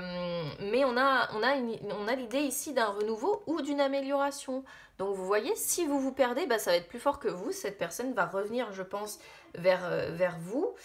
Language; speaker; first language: French; native; French